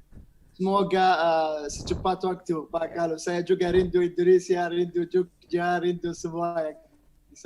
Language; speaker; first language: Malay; non-native, learner; Arabic